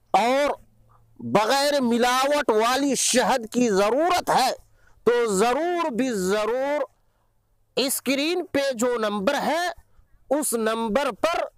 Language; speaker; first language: Urdu; non-native, local second language; Bangla